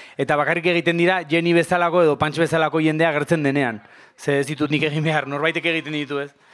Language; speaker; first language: Basque; non-native, local second language; Spanish